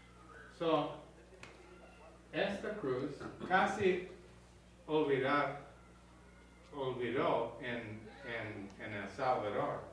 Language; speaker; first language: Spanish; non-native, learner; English